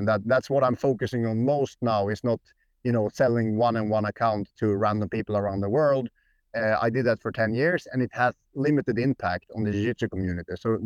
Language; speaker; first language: English; non-native, fluent; Swedish